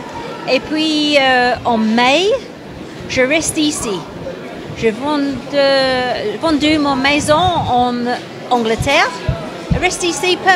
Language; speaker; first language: French; non-native, learner; English